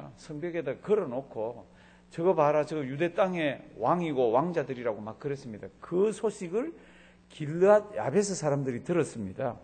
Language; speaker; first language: Korean; native; Korean